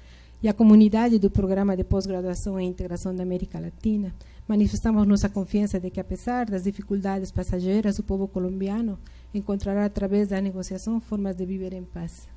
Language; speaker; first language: Portuguese; non-native, fluent; Spanish